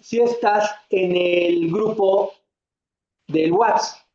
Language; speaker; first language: Spanish; native; Spanish